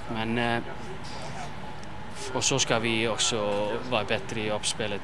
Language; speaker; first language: Swedish; non-native, fluent; Icelandic